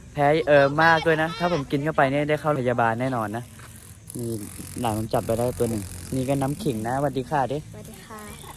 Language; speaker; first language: Thai; non-native, local second language; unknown